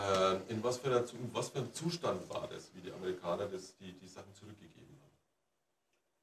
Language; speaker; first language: German; native; German